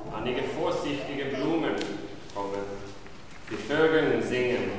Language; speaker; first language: German; non-native, learner; Swedish